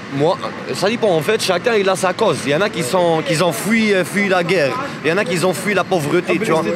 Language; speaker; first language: French; native; French